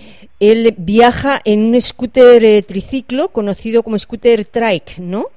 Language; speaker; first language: Spanish; native; Spanish